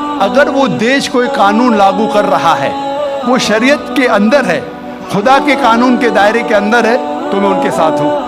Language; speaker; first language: Hindi; non-native, local second language; Konkani